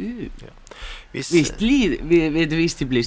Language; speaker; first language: Norwegian; non-native, learner; Icelandic